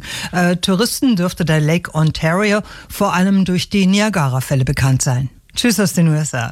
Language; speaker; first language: German; native; German